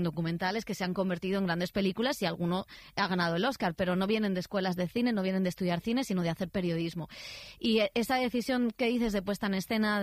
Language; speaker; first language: Spanish; native; Spanish